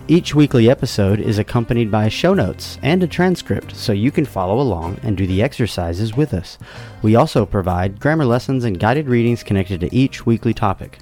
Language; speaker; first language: English; native; English